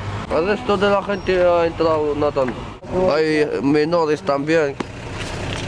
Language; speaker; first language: Spanish; non-native, learner; Arabic